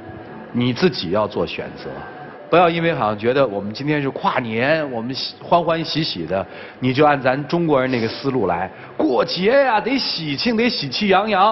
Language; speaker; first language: Chinese; native; Chinese